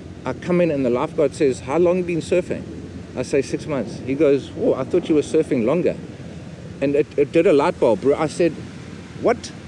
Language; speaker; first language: English; native; English